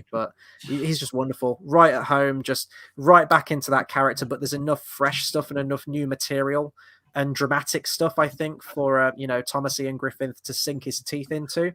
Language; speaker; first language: English; native; English